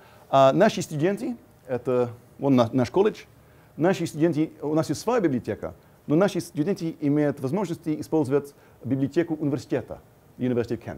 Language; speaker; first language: Russian; non-native, fluent; English